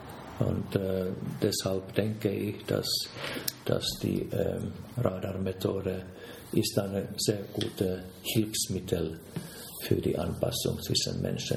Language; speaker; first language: German; non-native, fluent; Finnish